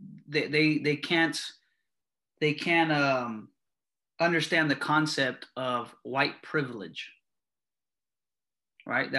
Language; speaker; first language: English; native; English